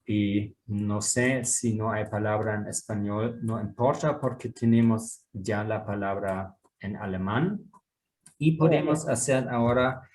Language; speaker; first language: Spanish; non-native, fluent; German